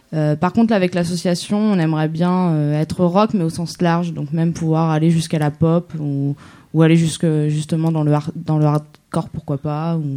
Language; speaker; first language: French; native; French